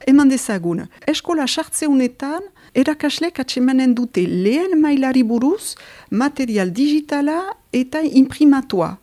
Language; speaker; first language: Basque; native; Basque